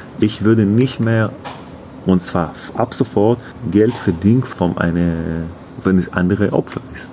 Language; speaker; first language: German; non-native, learner; Hebrew